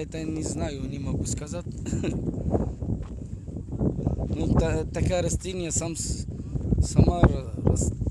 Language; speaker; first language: Russian; non-native, learner; Arabic